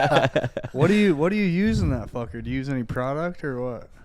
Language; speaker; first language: English; native; English